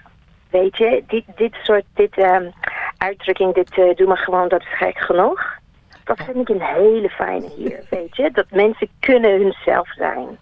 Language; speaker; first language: Dutch; non-native, fluent; English